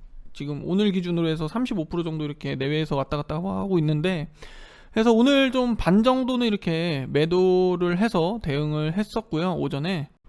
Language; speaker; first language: Korean; native; Korean